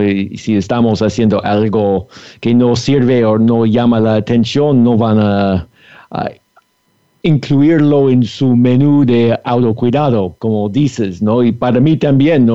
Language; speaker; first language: Spanish; non-native, fluent; English